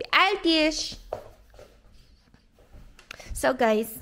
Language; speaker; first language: German; non-native, learner; Filipino